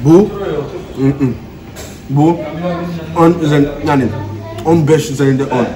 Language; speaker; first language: Turkish; non-native, learner; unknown